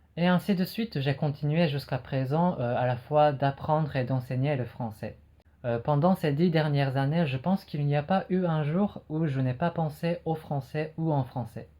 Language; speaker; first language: French; non-native, fluent; Japanese